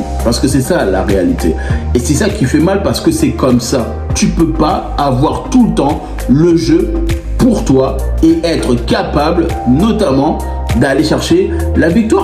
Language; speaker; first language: French; native; French